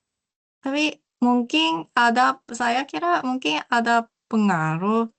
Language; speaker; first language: Indonesian; non-native, learner; Japanese